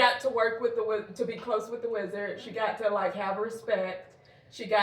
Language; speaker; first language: English; native; English